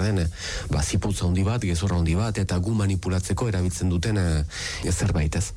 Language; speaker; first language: Basque; native; Basque